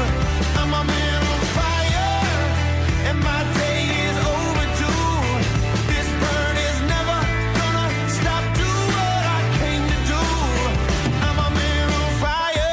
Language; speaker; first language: English; native; English